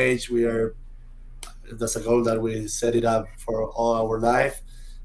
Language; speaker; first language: English; non-native, fluent; Spanish